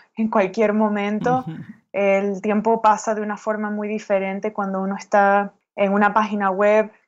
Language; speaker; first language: Spanish; native; Spanish